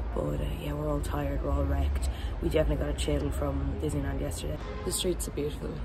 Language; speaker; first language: English; native; English